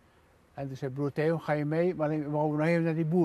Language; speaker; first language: Dutch; native; Dutch